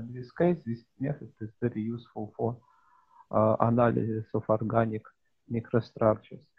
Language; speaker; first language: English; non-native, learner; Russian